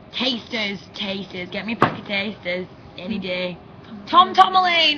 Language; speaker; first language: English; native; English